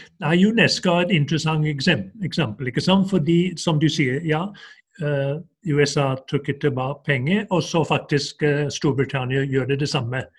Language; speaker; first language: Norwegian; non-native, fluent; English